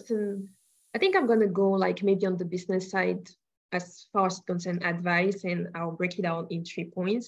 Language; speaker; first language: English; non-native, local second language; French